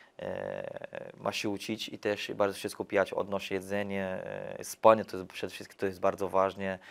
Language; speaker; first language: Polish; non-native, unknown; Portuguese